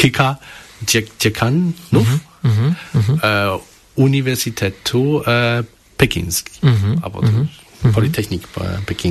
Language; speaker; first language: Polish; non-native, learner; Chinese